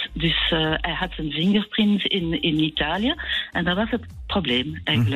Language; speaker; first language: Dutch; non-native, local second language; French